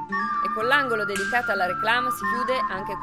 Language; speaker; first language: Italian; native; Italian